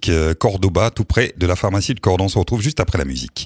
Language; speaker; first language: French; native; French